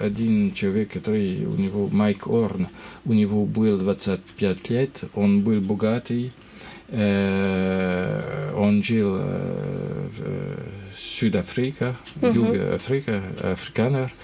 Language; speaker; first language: Russian; non-native, learner; French